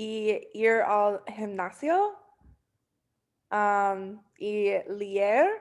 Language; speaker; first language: Spanish; non-native, learner; English